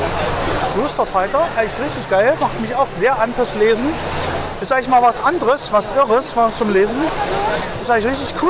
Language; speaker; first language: German; native; German